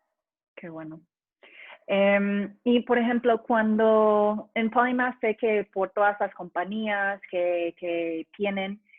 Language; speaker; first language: Spanish; non-native, fluent; English